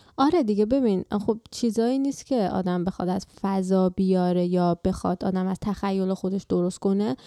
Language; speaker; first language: Persian; native; Persian